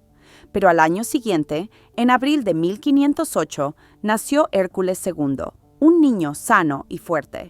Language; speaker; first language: Spanish; native; Spanish